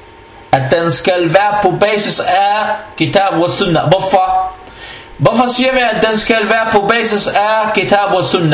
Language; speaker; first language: Danish; non-native, fluent; Arabic